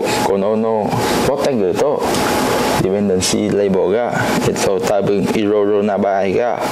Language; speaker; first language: Japanese; non-native, learner; Cantonese